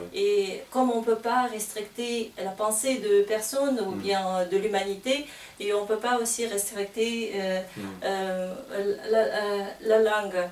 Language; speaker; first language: French; non-native, fluent; Kazakh